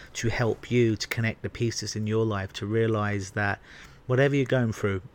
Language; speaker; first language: English; native; English